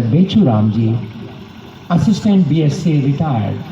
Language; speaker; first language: English; non-native, local second language; Hindi